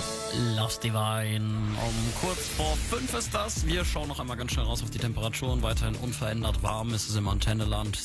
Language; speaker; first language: German; native; German